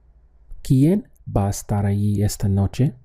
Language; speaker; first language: Spanish; non-native, fluent; English